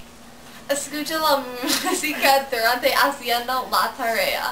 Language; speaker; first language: Spanish; non-native, learner; English